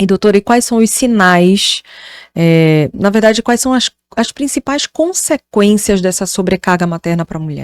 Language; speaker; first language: Portuguese; native; Portuguese